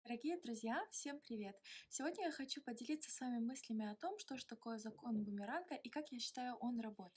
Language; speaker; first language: Russian; native; Russian